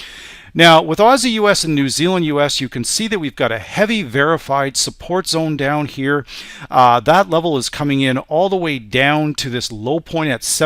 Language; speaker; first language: English; native; English